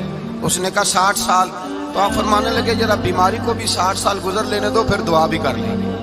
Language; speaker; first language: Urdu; non-native, local second language; Punjabi